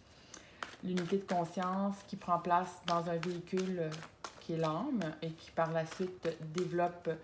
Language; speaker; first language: French; native; French